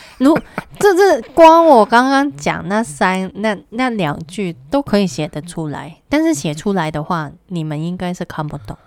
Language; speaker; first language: Chinese; non-native, local second language; Cantonese